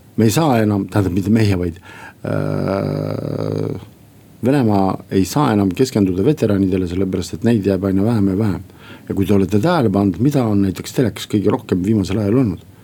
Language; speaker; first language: Estonian; non-native, local second language; Russian